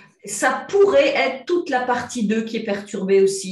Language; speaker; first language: French; native; French